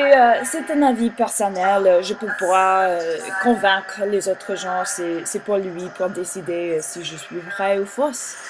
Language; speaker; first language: French; non-native, learner; English